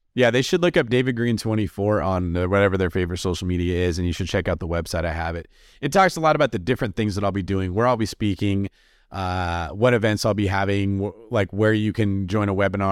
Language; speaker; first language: English; native; English